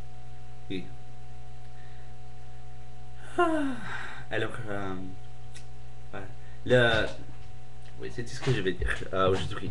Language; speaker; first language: French; non-native, fluent; English